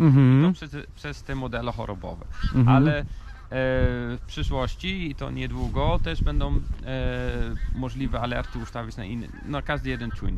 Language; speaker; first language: Polish; non-native, learner; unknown